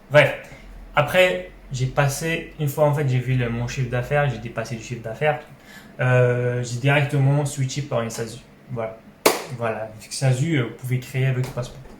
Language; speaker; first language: French; non-native, local second language; Arabic